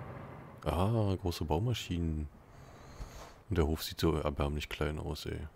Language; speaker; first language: German; native; German